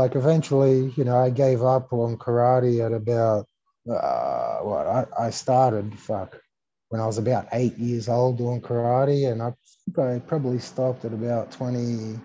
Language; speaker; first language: English; early bilingual, other home language; Greek